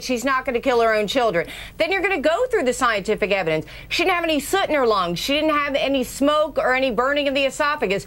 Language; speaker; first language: English; native; English